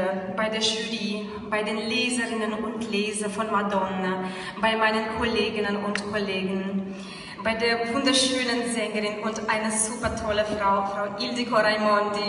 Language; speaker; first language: German; non-native, fluent; Russian